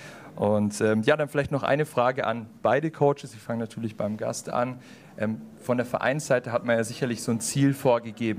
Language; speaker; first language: German; native; German